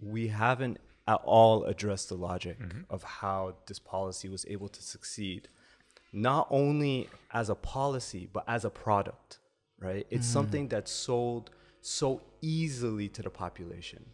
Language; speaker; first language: English; native; English